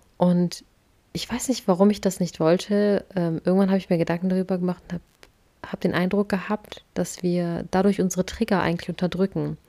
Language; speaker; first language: German; early bilingual, other home language; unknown